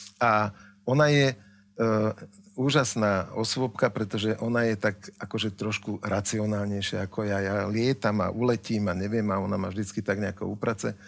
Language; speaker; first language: Slovak; native; Slovak